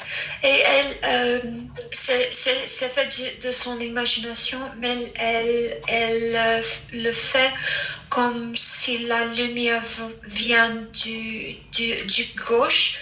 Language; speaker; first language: French; non-native, fluent; English